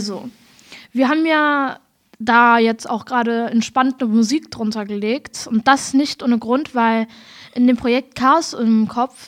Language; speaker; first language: German; native; German